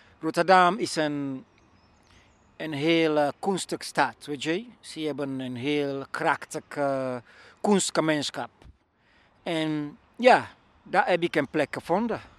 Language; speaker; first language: Dutch; non-native, learner; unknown